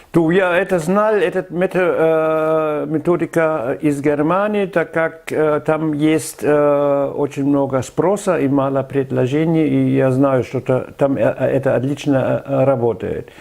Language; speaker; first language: Russian; non-native, fluent; German